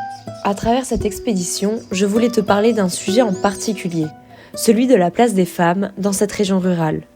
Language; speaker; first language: French; native; French